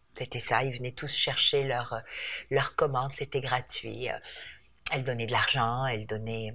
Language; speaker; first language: French; native; French